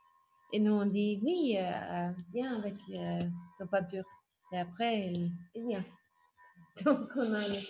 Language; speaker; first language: French; non-native, fluent; Norwegian